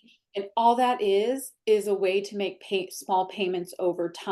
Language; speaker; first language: English; native; English